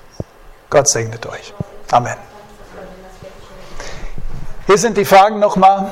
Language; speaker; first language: German; non-native, fluent; English